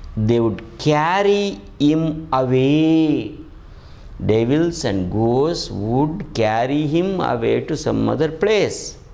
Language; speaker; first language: English; non-native, local second language; Kannada